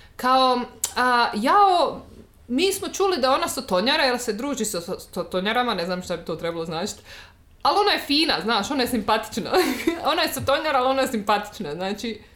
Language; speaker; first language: Bosnian; native; Bosnian